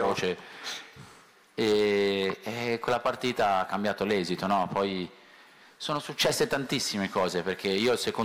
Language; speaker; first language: Italian; native; Italian